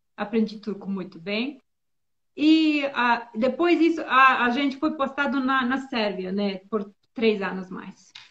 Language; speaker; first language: Portuguese; non-native, learner; Bosnian